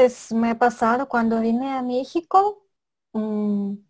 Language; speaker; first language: Spanish; non-native, fluent; Russian